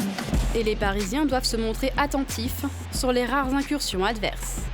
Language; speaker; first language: French; native; French